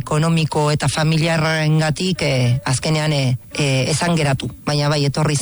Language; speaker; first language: Basque; non-native, fluent; Spanish